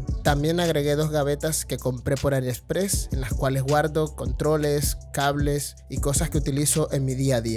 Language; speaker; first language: Spanish; native; Spanish